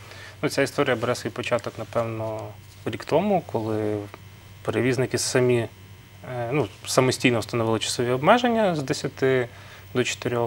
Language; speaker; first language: Ukrainian; native; Ukrainian